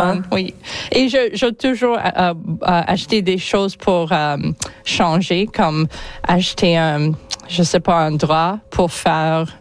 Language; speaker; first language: French; non-native, learner; English